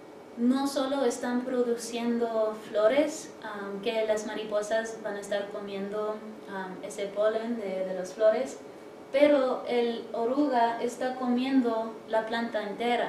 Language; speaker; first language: Spanish; early bilingual, heritage; English